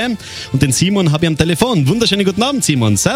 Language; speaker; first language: German; native; German